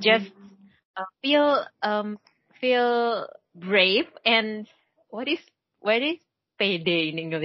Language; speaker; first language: English; non-native, learner; Indonesian